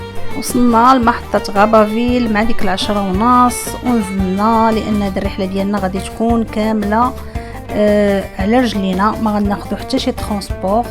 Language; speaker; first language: Arabic; native; Arabic